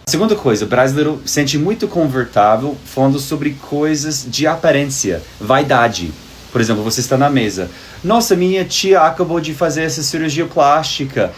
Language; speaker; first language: Portuguese; native; Portuguese